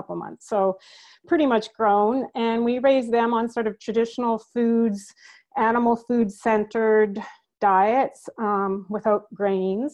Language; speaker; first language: English; native; English